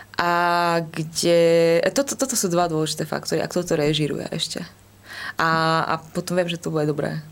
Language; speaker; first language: Slovak; native; Slovak